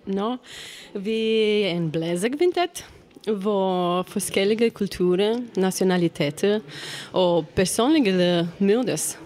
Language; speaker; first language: Danish; non-native, learner; Romanian